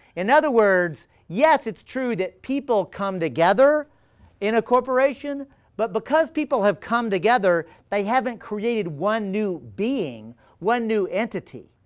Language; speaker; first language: English; native; English